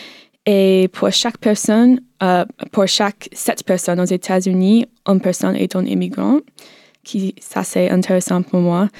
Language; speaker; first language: French; non-native, learner; English